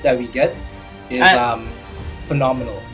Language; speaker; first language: English; native; English